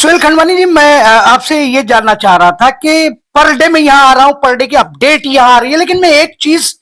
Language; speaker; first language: Hindi; non-native, local second language; Marathi